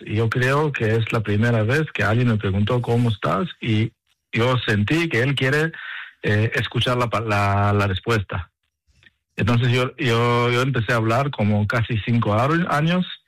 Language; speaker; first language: Spanish; non-native, learner; Hebrew